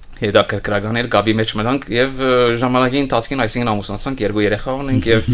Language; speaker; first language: Armenian; early bilingual, heritage; Armenian